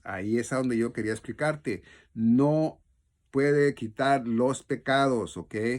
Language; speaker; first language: Spanish; native; Spanish